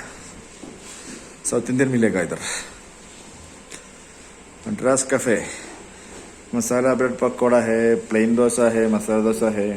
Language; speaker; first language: Hindi; non-native, local second language; Malayalam